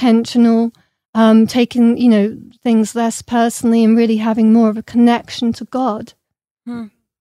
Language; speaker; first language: English; native; English